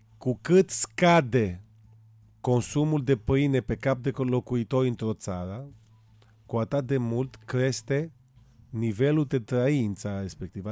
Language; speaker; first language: Romanian; non-native, fluent; Greek